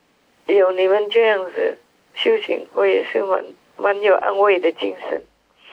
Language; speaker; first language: Chinese; non-native, fluent; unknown